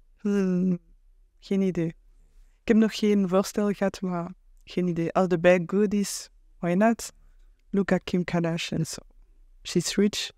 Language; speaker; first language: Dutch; non-native, local second language; French